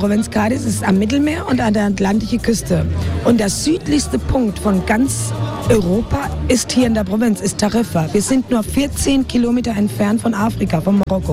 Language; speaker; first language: German; non-native, fluent; Spanish